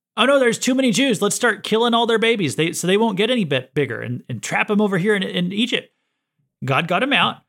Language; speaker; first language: English; native; English